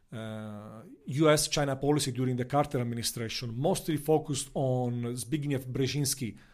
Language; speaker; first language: English; non-native, fluent; Italian